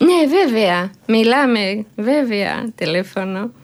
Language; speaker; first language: Greek; non-native, learner; Georgian